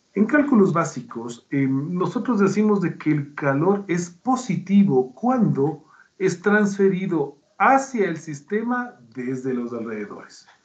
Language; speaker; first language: Spanish; native; Spanish